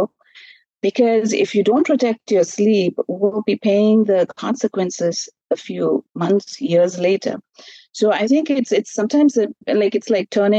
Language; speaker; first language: English; non-native, local second language; Malayalam